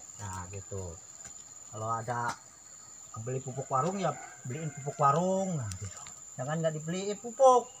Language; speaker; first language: Indonesian; non-native, local second language; Javanese